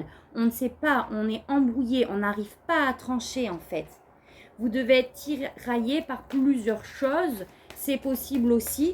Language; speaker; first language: French; native; French